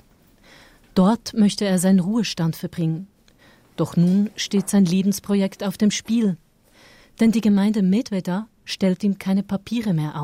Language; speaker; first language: German; native; German